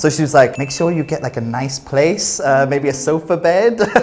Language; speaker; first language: English; native; English